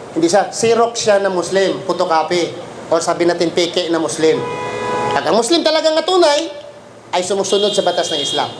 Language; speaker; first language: Filipino; non-native, local second language; Cebuano